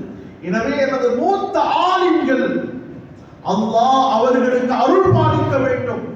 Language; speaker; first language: Tamil; native; Tamil